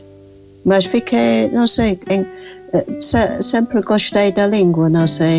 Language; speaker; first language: Portuguese; non-native, fluent; English